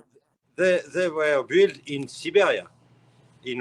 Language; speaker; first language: English; non-native, learner; French